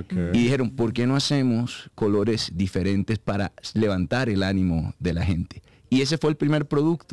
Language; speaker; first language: Spanish; native; Spanish